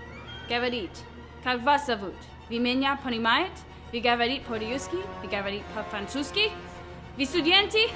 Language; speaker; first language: Russian; non-native, learner; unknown